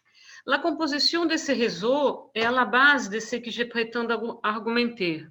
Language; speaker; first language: French; non-native, fluent; Portuguese